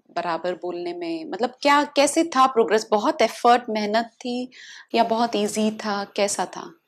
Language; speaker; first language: Hindi; native; Hindi